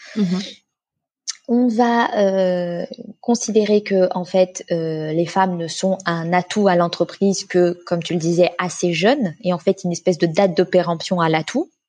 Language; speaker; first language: French; native; French